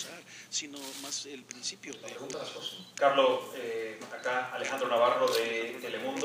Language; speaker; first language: Spanish; native; Spanish